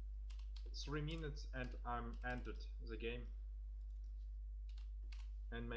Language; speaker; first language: English; non-native, learner; Russian